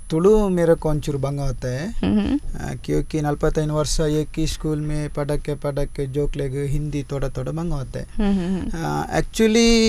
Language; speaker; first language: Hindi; non-native, local second language; Tulu